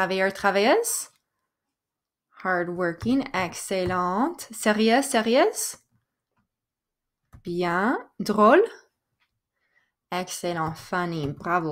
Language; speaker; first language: French; non-native, fluent; English